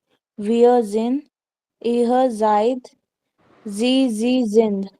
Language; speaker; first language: German; non-native, learner; Hindi